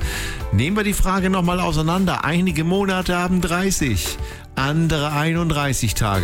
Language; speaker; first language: German; native; German